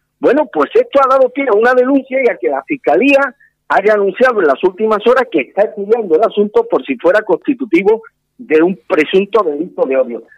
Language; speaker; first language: Spanish; native; Spanish